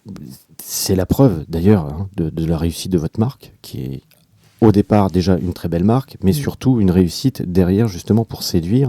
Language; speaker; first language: French; native; French